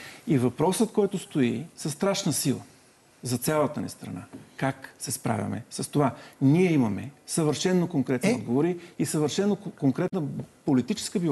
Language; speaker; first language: Bulgarian; native; Bulgarian